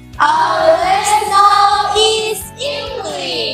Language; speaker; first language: English; non-native, learner; Indonesian